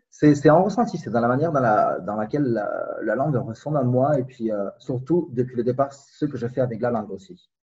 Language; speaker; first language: French; non-native, fluent; Spanish